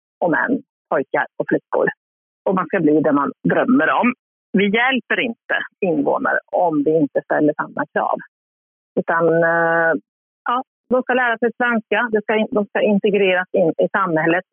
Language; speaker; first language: Swedish; early bilingual, other home language; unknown